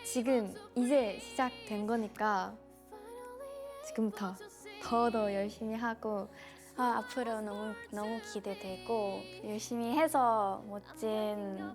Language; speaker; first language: Korean; non-native, fluent; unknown